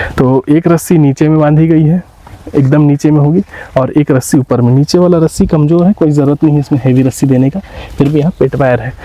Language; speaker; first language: Hindi; native; Hindi